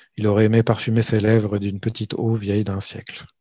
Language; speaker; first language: French; native; French